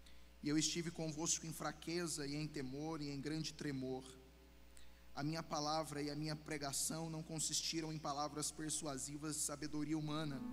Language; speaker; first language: Portuguese; native; Portuguese